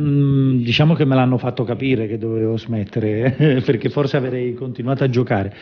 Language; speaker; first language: Italian; native; Italian